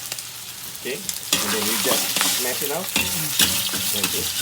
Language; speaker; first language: English; non-native, fluent; Indonesian